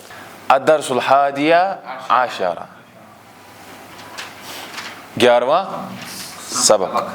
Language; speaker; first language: Arabic; non-native, fluent; Kashmiri